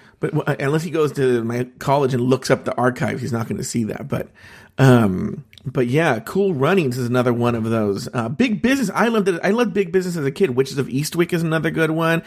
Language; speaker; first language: English; native; English